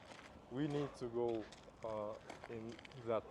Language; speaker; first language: English; non-native, learner; Russian